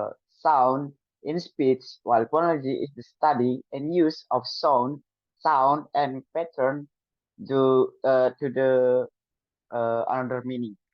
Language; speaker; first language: English; non-native, learner; Indonesian